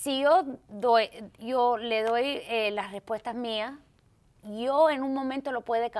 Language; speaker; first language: Spanish; early bilingual, heritage; Spanish